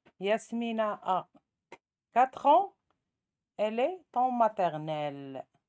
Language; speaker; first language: French; non-native, local second language; Arabic